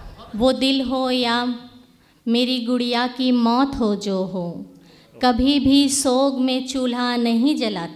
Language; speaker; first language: Hindi; native; Hindi